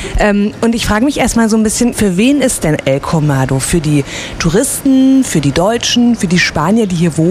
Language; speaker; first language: German; native; German